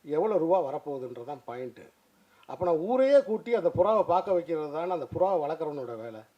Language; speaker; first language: Tamil; native; Tamil